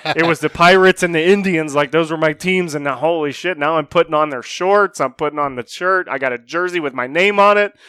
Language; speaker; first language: English; native; English